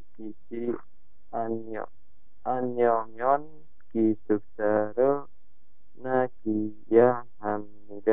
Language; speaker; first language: Korean; non-native, learner; Indonesian